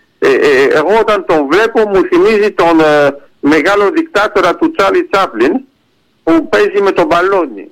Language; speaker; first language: Greek; early bilingual, heritage; Greek